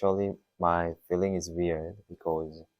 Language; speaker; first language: English; non-native, learner; Korean